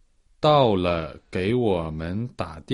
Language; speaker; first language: Chinese; non-native, learner; Portuguese